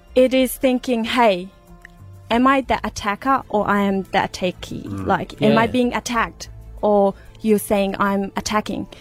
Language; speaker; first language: English; non-native, fluent; Persian